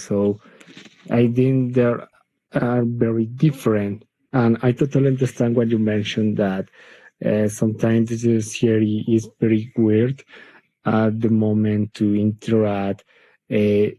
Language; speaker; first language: English; non-native, learner; Spanish